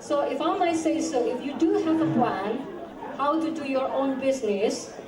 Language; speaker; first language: English; non-native, fluent; Indonesian